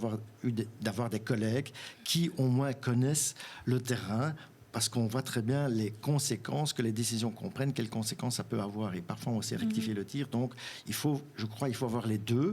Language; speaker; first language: French; non-native, local second language; German